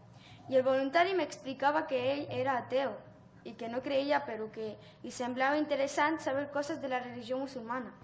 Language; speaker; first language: Catalan; early bilingual, other home language; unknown